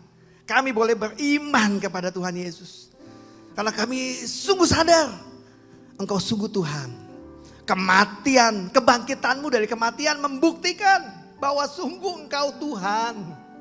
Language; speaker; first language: Indonesian; native; Indonesian